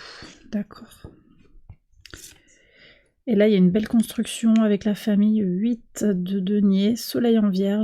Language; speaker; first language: French; native; French